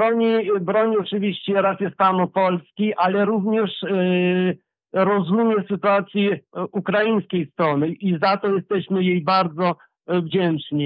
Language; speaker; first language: Polish; early bilingual, heritage; Polish